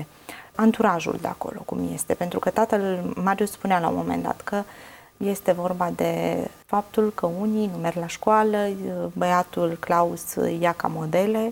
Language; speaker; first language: Romanian; native; Romanian